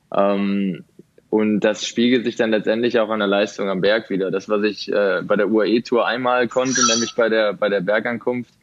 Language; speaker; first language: German; native; German